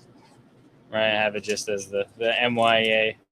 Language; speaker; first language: English; native; English